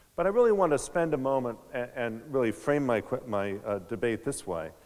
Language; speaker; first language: English; native; English